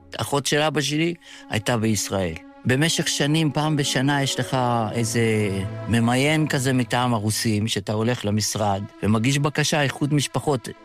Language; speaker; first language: Hebrew; early bilingual, other home language; Yiddish